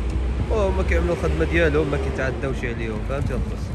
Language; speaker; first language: Arabic; native; Arabic